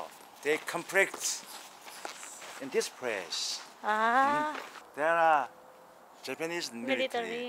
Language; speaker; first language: English; non-native, learner; Korean